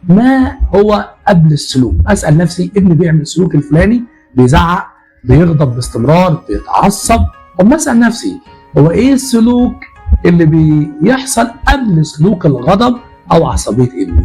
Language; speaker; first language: Arabic; native; Arabic